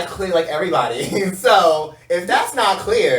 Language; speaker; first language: English; native; English